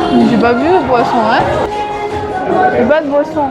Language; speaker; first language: French; early bilingual, other home language; Chinese